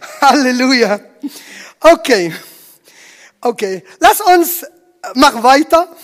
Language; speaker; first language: German; non-native, learner; Arabic